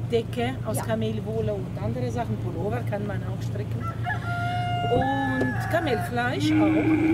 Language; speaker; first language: German; non-native, learner; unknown